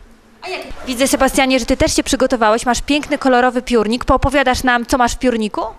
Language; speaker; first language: Polish; native; Polish